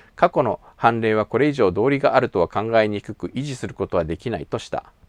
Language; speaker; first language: Japanese; native; Japanese